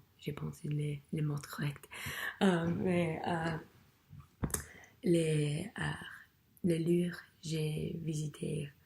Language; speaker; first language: French; non-native, learner; English